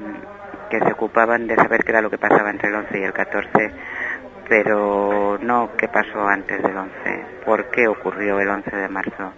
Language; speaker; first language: Spanish; native; Spanish